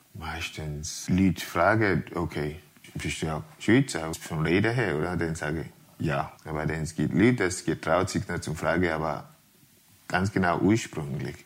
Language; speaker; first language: German; non-native, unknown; Yoruba